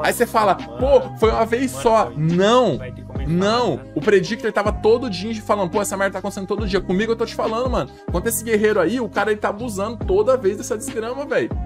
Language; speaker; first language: Portuguese; native; Portuguese